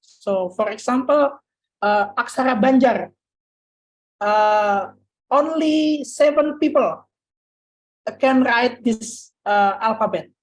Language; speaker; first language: English; non-native, learner; Indonesian